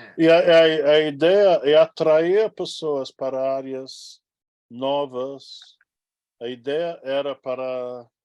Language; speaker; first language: Portuguese; non-native, fluent; English